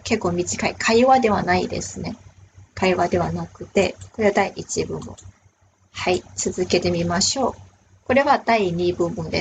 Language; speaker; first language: Japanese; non-native, fluent; Chinese